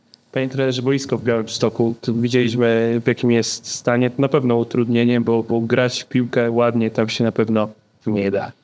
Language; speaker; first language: Polish; native; Polish